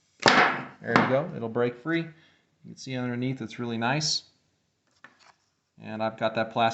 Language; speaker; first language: English; native; English